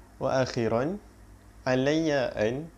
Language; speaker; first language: Arabic; non-native, learner; Malay